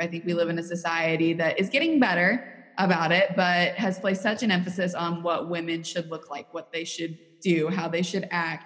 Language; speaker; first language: English; native; English